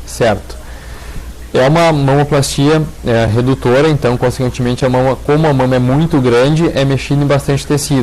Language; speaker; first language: Portuguese; native; Portuguese